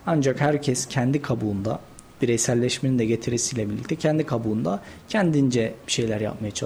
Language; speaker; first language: Turkish; native; Turkish